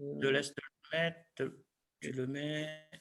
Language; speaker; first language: French; native; French